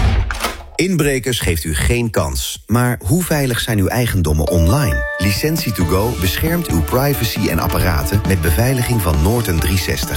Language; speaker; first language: Dutch; native; Dutch